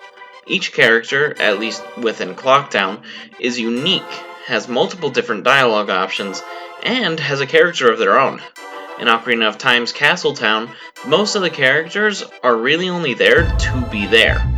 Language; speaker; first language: English; native; English